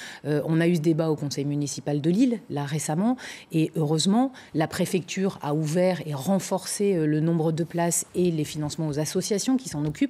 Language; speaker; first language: French; native; French